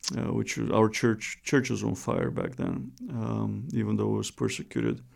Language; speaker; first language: English; non-native, fluent; Romanian